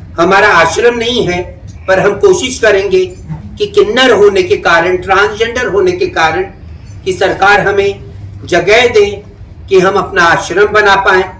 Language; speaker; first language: Hindi; native; Hindi